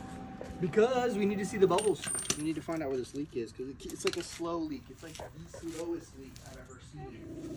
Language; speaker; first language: English; native; English